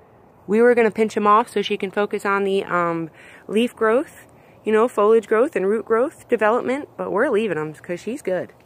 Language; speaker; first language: English; native; English